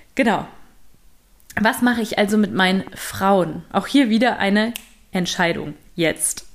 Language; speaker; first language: German; native; German